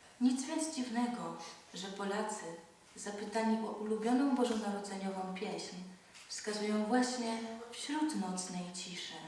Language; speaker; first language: Polish; native; Polish